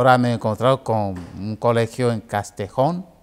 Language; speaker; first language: Spanish; non-native, fluent; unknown